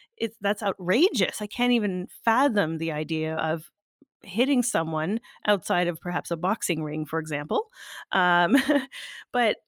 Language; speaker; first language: English; native; English